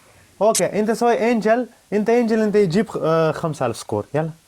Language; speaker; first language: Arabic; non-native, learner; Pashto